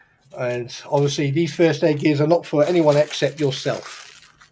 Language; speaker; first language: English; native; English